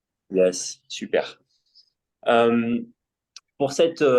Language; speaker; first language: French; native; French